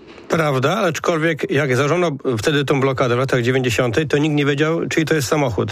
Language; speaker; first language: Polish; native; Polish